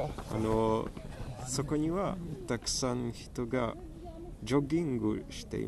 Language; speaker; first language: Japanese; non-native, learner; Czech